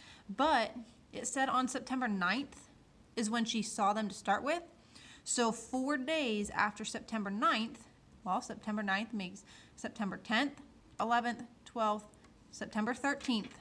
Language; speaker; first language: English; native; English